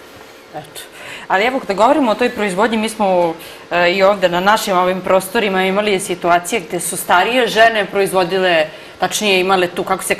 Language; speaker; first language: Serbian; native; Serbian